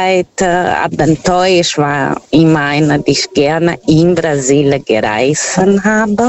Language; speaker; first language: German; non-native, fluent; Portuguese